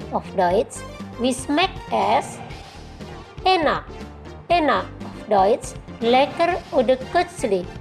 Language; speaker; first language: German; non-native, fluent; Indonesian